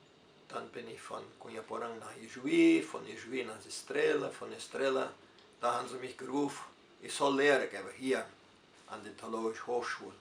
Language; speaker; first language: German; early bilingual, heritage; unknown